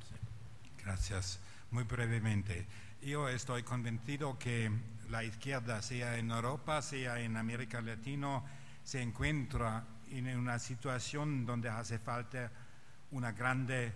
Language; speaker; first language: Spanish; non-native, fluent; German